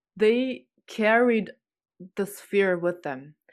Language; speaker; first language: English; non-native, fluent; Chinese